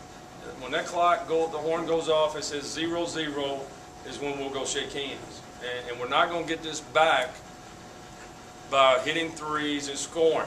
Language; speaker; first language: English; native; English